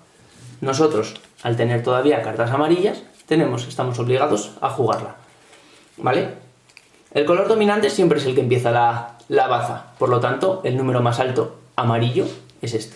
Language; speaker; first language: Spanish; native; Spanish